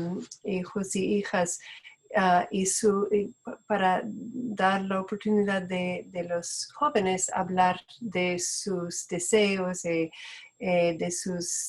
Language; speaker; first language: Spanish; non-native, fluent; Portuguese